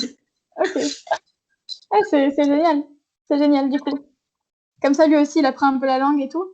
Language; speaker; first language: French; native; French